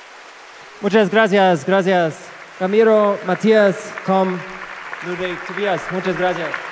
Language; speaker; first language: Spanish; non-native, learner; German